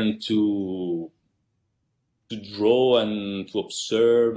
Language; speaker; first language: English; non-native, fluent; Italian